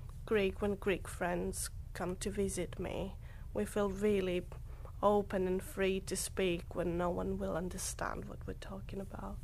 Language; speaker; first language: English; non-native, fluent; Greek